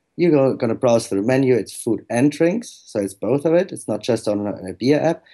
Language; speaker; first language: English; non-native, fluent; German